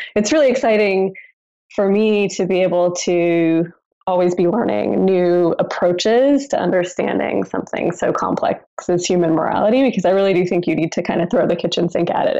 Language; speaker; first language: English; native; English